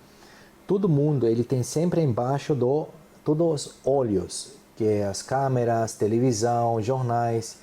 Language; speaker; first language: Portuguese; non-native, fluent; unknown